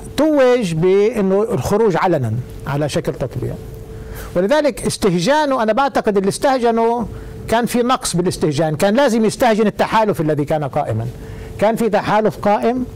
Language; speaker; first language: Arabic; native; Arabic